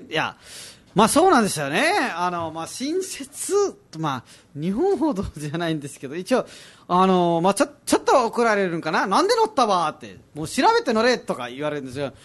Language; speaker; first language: Japanese; non-native, fluent; Nepali